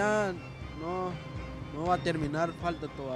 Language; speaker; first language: Spanish; non-native, local second language; Tzotzil